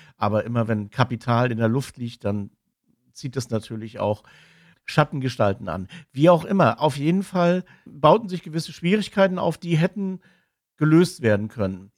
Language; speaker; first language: German; native; German